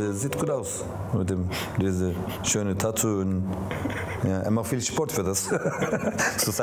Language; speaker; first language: German; non-native, learner; Turkish